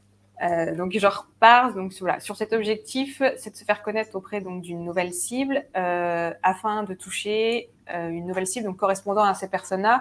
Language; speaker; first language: French; native; French